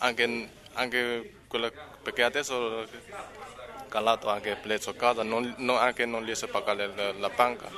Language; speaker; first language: Italian; non-native, learner; Chinese